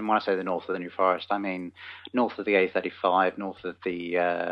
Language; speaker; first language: English; native; English